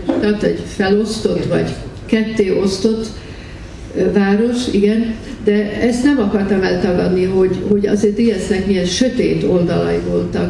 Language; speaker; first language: Hungarian; early bilingual, heritage; Hungarian